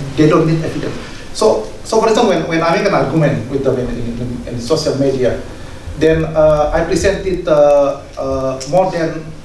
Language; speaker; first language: English; non-native, fluent; Indonesian